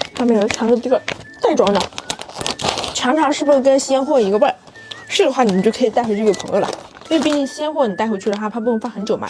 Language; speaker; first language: Chinese; non-native, local second language; Cantonese